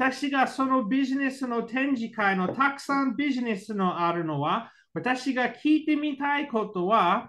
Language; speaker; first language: Japanese; non-native, learner; English